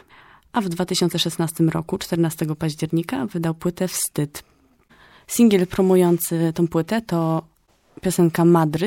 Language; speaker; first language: Polish; native; Polish